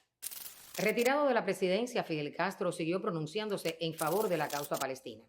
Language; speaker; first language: Spanish; native; Spanish